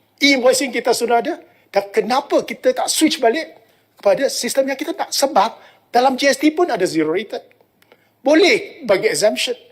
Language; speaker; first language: Malay; non-native, local second language; Chinese